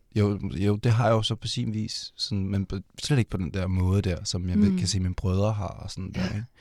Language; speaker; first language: Danish; native; Danish